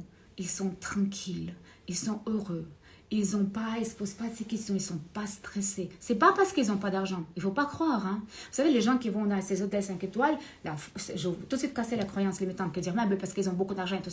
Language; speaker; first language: French; non-native, fluent; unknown